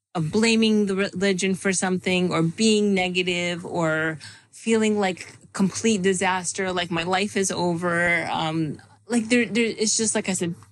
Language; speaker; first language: English; native; English